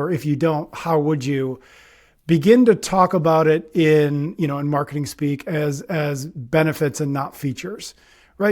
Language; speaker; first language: English; native; English